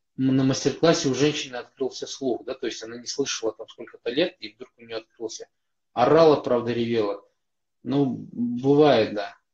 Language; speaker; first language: Russian; native; Russian